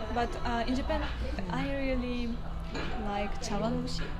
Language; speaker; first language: English; non-native, learner; Russian